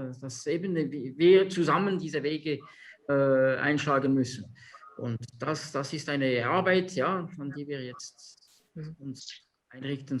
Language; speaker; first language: German; non-native, local second language; French